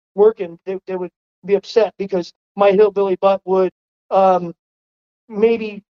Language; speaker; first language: English; native; English